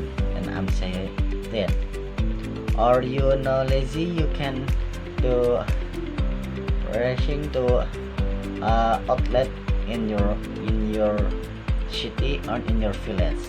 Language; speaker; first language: English; non-native, learner; Indonesian